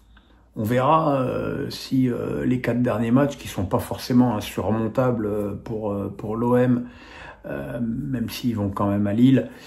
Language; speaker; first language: French; native; French